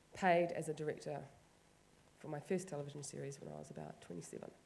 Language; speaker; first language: English; native; English